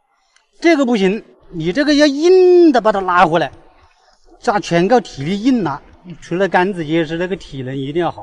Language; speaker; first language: Chinese; native; Chinese